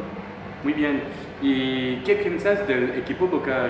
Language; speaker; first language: Spanish; non-native, learner; French